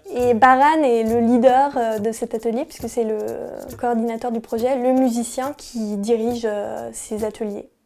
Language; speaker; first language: French; native; French